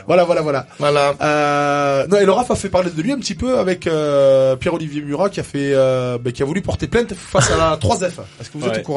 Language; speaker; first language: French; native; French